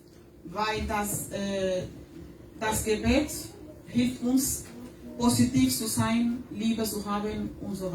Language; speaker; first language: German; non-native, fluent; Spanish